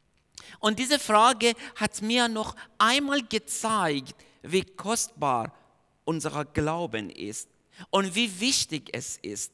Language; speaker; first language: German; non-native, fluent; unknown